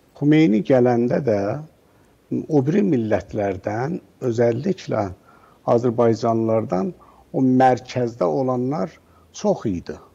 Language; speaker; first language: Azerbaijani; native; Azerbaijani